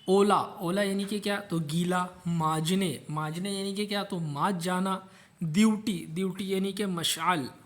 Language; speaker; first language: Urdu; non-native, local second language; Marathi